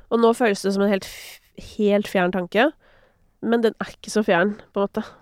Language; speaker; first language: Norwegian; native; Norwegian